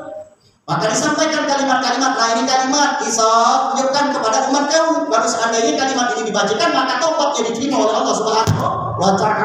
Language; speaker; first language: Malay; native; Malay